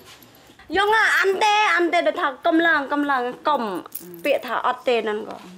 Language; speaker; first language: Korean; non-native, learner; Khmer